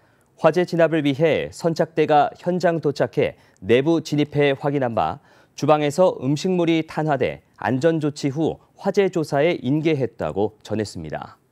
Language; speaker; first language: Korean; native; Korean